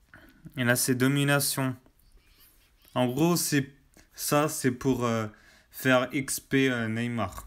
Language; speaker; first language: French; native; French